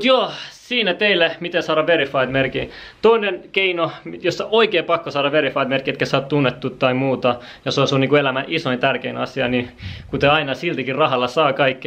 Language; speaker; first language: Finnish; native; Finnish